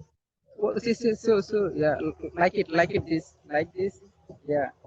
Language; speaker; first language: English; non-native, learner; Bangla